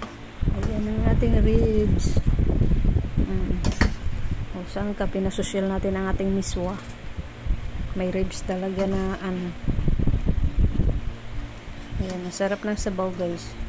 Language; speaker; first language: Filipino; native; Filipino